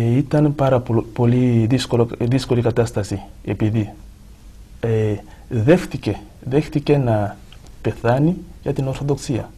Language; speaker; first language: Greek; non-native, fluent; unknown